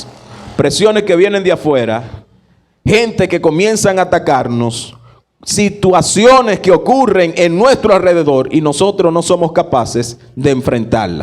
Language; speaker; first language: Spanish; native; Spanish